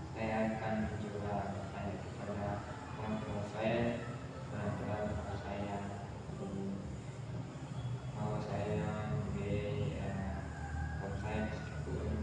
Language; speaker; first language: Indonesian; non-native, local second language; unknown